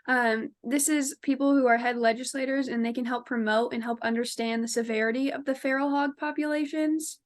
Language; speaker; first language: English; native; English